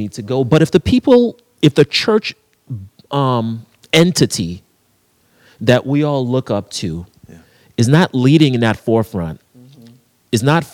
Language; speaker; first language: English; native; English